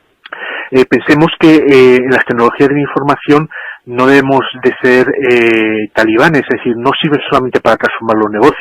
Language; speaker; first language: Spanish; native; Spanish